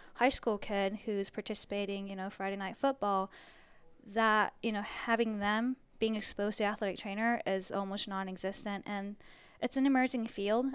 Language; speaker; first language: English; early bilingual, other home language; Japanese